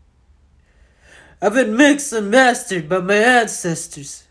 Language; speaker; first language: English; early bilingual, other home language; Cebuano